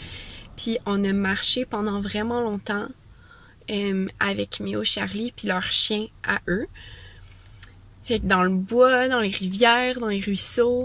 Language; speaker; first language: French; native; French